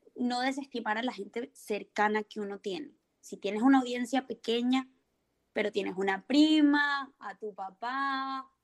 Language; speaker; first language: Spanish; native; Spanish